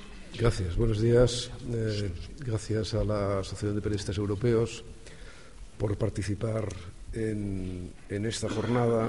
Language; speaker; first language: Spanish; native; Spanish